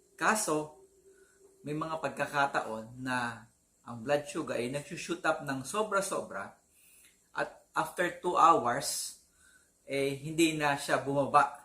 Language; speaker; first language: Filipino; native; Filipino